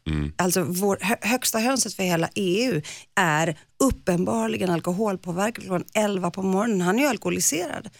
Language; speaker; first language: Swedish; early bilingual, other home language; Greek